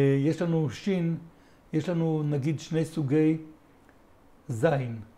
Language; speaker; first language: Hebrew; native; Hebrew